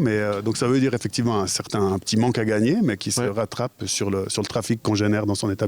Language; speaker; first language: French; native; French